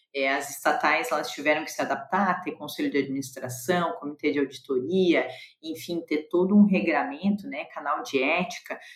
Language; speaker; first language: Portuguese; native; Portuguese